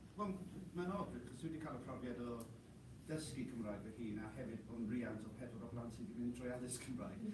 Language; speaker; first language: Welsh; non-native, local second language; English